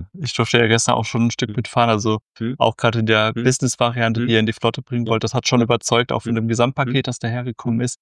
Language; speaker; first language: German; native; German